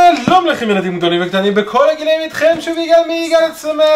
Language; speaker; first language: Hebrew; native; Hebrew